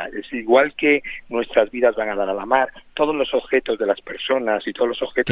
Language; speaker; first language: Spanish; native; Spanish